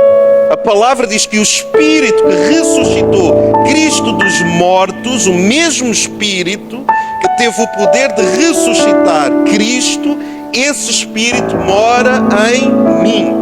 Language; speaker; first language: Portuguese; native; Portuguese